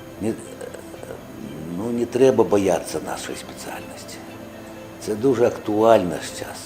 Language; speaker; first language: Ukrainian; non-native, local second language; Russian